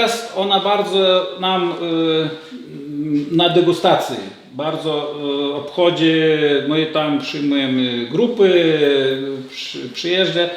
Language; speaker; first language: Polish; non-native, learner; Lithuanian